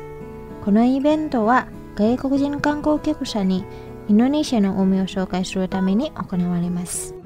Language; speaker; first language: Japanese; non-native, fluent; Indonesian